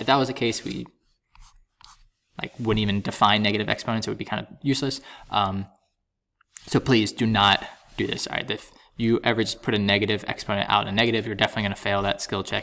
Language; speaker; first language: English; native; English